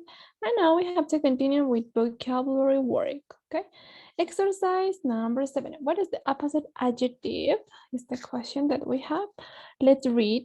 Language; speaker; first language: English; non-native, fluent; Spanish